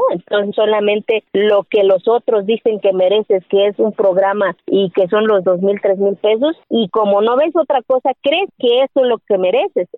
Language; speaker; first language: Spanish; non-native, local second language; Zapotec